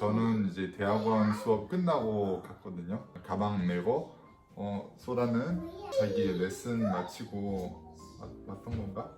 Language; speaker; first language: Korean; non-native, fluent; French